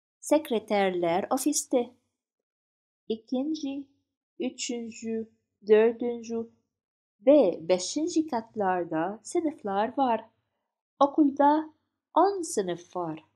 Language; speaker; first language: Turkish; non-native, fluent; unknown